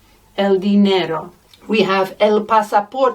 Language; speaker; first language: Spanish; non-native, fluent; English